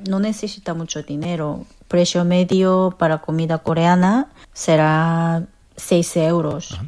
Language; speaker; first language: Spanish; non-native, fluent; Korean